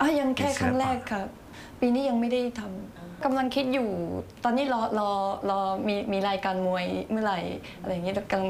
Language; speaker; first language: Thai; early bilingual, heritage; Japanese